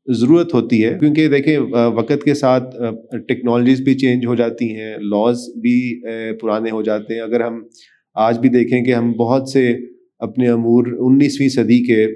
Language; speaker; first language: Urdu; native; Urdu